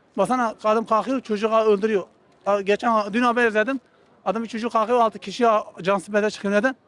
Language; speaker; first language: Turkish; non-native, local second language; Kurdish